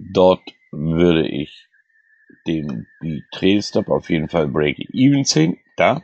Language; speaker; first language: German; native; German